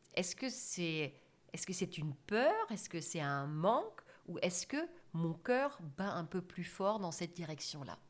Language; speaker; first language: French; non-native, fluent; German